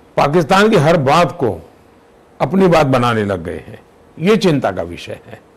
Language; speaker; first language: Hindi; non-native, local second language; Gujarati